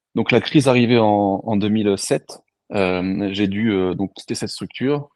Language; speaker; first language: French; native; French